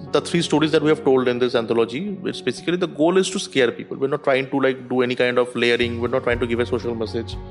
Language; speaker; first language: English; non-native, local second language; Bangla